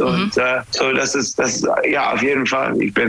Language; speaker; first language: German; non-native, learner; English